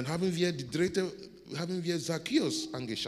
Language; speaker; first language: German; non-native, learner; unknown